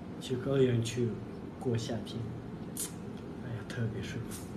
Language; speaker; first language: Chinese; non-native, local second language; Tibetan